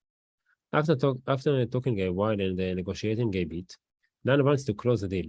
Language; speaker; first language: English; non-native, learner; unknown